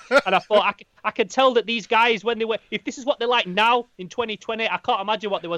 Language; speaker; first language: English; native; English